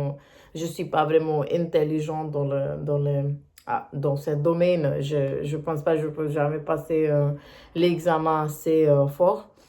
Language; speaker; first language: French; non-native, learner; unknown